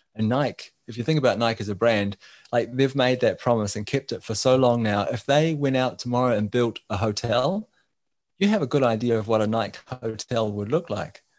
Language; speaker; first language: English; native; English